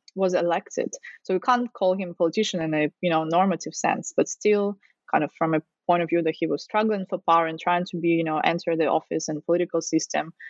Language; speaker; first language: English; non-native, fluent; Russian